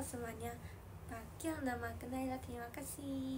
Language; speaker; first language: Indonesian; non-native, learner; Japanese